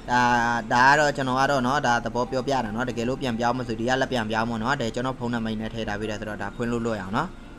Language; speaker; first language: Burmese; non-native, local second language; Shan